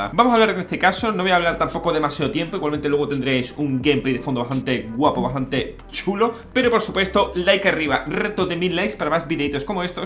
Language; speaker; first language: Spanish; native; Spanish